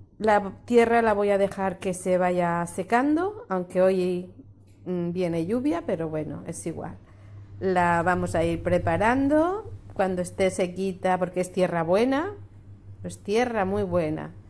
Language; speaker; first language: Spanish; native; Spanish